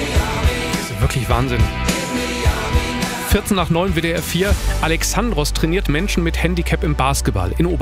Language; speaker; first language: German; native; German